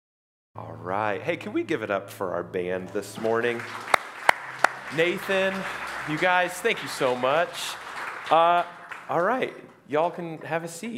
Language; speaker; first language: English; native; English